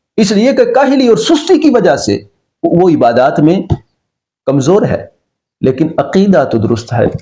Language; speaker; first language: Urdu; non-native, local second language; Punjabi